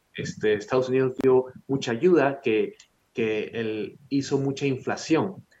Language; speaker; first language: Spanish; early bilingual, heritage; Spanish